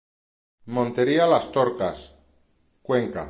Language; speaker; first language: Spanish; native; Spanish